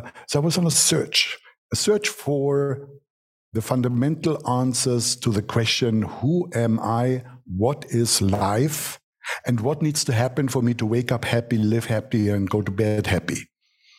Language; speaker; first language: English; non-native, fluent; German